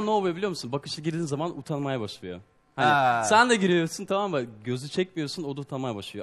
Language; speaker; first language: Turkish; non-native, fluent; Russian